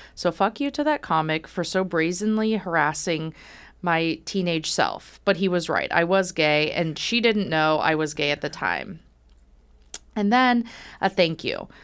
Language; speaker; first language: English; native; English